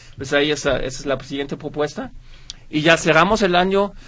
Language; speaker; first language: Spanish; non-native, fluent; German